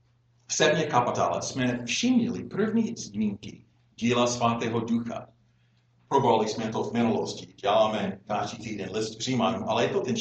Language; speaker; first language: Czech; non-native, fluent; English